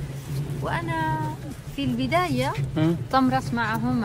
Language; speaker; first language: Arabic; non-native, learner; Spanish